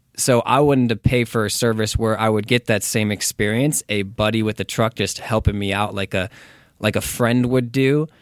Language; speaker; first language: English; native; English